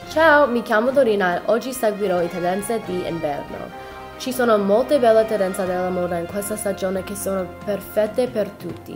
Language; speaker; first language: Italian; non-native, learner; English